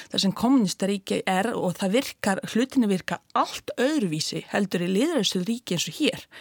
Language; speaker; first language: Icelandic; non-native, fluent; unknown